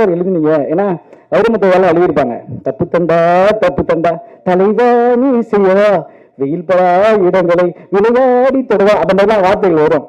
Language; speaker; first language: Tamil; native; Tamil